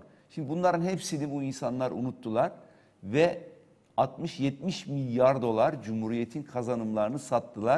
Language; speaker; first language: Turkish; native; Turkish